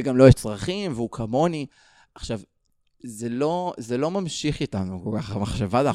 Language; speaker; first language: Hebrew; native; Hebrew